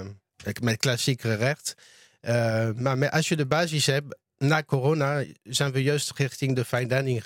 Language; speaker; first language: Dutch; non-native, learner; French